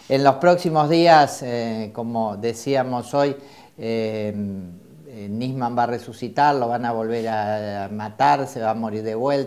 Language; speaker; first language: Spanish; native; Spanish